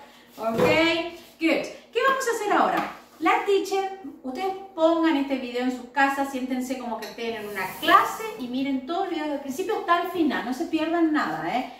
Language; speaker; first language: Spanish; native; Spanish